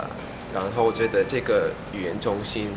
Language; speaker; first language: Chinese; non-native, fluent; English